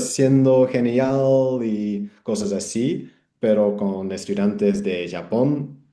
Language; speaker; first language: Spanish; non-native, fluent; English